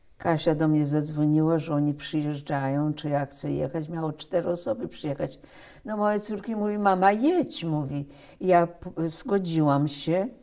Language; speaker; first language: Polish; early bilingual, heritage; Polish